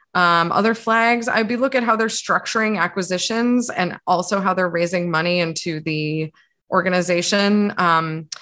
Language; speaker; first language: English; native; English